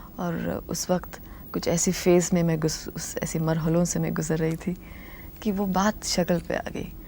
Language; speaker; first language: Hindi; non-native, local second language; Tamil